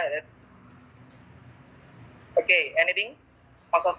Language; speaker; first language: English; non-native, learner; Indonesian